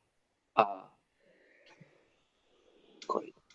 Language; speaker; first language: Japanese; non-native, learner; English